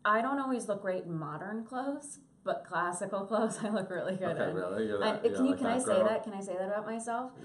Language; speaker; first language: English; native; English